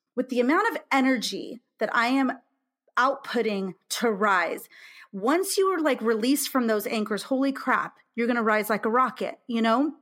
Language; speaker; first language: English; native; English